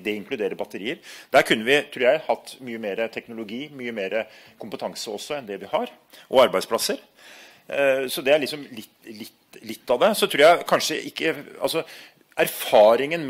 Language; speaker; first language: Norwegian; native; Norwegian